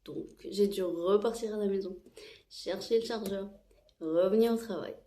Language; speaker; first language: French; non-native, local second language; Arabic